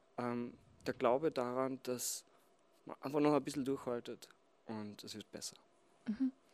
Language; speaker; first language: German; non-native, local second language; Slovenian